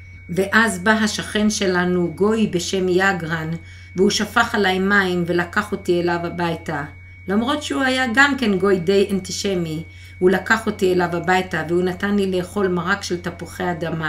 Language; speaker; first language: Hebrew; non-native, fluent; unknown